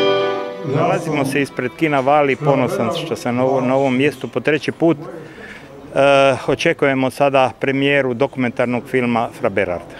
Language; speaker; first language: Croatian; native; Croatian